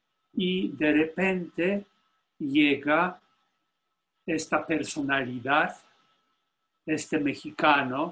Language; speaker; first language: Spanish; non-native, fluent; Polish